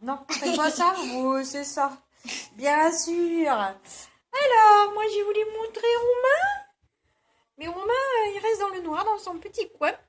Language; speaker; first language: French; native; French